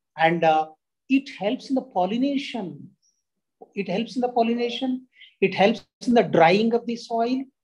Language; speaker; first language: English; non-native, local second language; Telugu